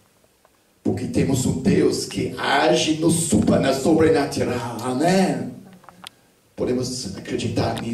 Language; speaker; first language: Portuguese; non-native, fluent; English